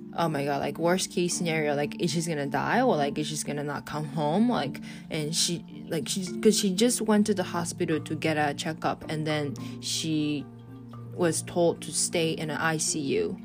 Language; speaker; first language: English; non-native, fluent; Japanese